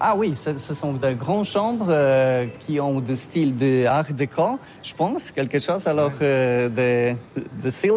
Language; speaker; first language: French; non-native, learner; Polish